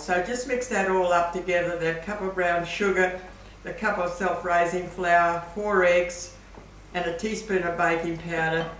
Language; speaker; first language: English; native; English